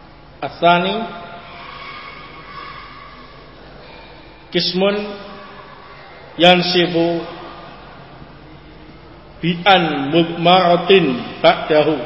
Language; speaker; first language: Arabic; non-native, learner; Indonesian